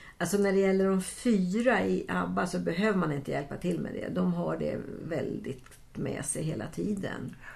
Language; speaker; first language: Swedish; native; Swedish